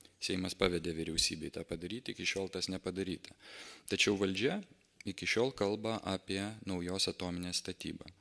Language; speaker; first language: Lithuanian; native; Lithuanian